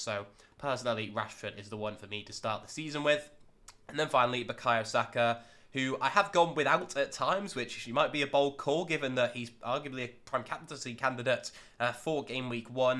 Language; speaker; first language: English; native; English